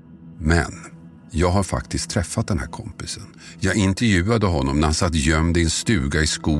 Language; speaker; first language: Swedish; native; Swedish